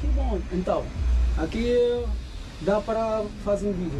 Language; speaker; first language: Portuguese; non-native, learner; Arabic